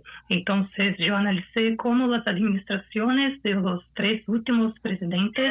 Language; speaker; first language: Spanish; non-native, fluent; Portuguese